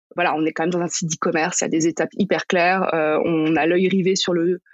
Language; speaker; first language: French; native; French